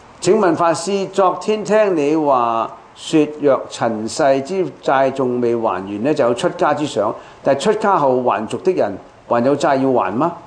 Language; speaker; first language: Chinese; non-native, local second language; Cantonese